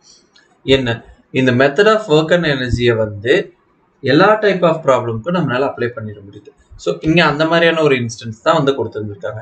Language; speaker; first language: Tamil; native; Tamil